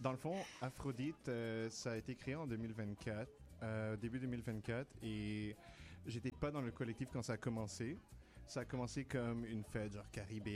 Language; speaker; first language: French; native; French